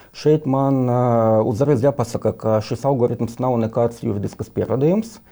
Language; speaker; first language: Latvian; non-native, local second language; Russian